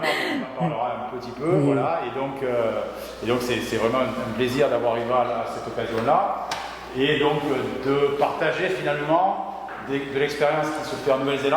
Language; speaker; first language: French; native; French